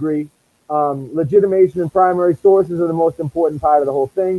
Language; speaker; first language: English; native; English